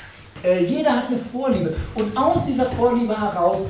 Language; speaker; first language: German; native; German